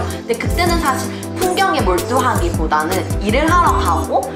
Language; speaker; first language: Korean; native; Korean